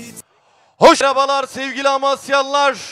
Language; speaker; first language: Turkish; native; Turkish